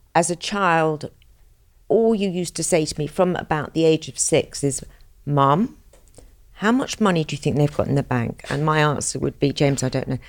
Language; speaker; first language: English; native; English